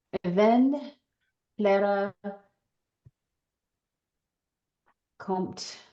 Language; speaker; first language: German; non-native, learner; English